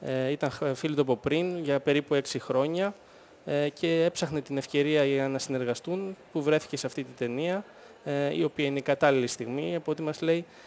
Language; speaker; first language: Greek; native; Greek